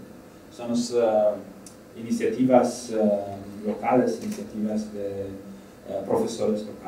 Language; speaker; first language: Spanish; non-native, learner; Romanian